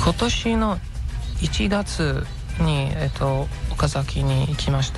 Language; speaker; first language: Japanese; non-native, learner; English